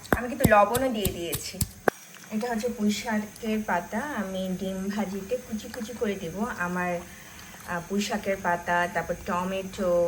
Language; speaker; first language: Bangla; non-native, local second language; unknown